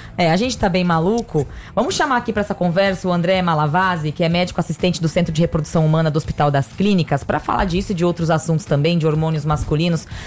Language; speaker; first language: Portuguese; native; Portuguese